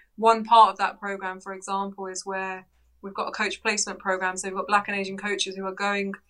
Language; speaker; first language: English; native; English